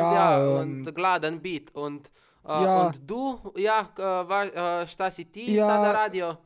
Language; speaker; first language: German; non-native, learner; Slovenian